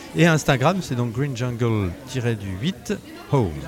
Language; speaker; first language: French; non-native, fluent; Spanish